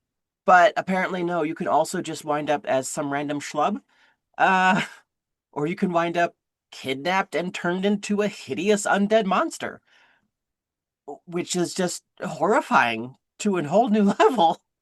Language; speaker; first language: English; native; English